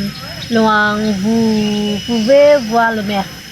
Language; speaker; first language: French; non-native, learner; Indonesian